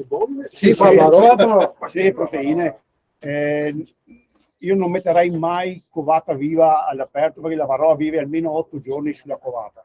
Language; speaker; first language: Italian; native; Italian